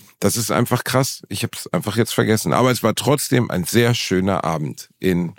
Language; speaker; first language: German; native; German